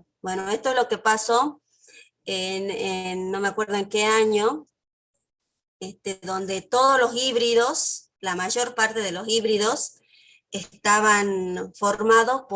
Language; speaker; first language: Spanish; native; Spanish